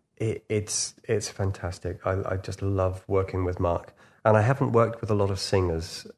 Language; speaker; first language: English; native; English